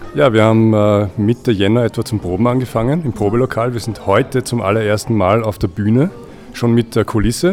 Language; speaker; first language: German; native; German